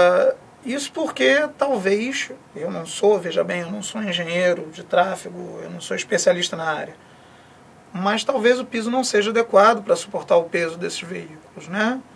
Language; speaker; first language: Portuguese; native; Portuguese